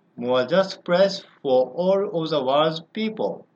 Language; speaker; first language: English; non-native, learner; Japanese